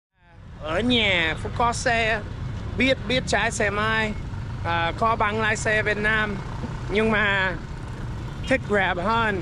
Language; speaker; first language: Vietnamese; non-native, fluent; English